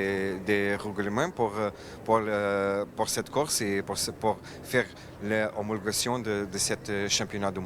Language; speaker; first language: French; non-native, fluent; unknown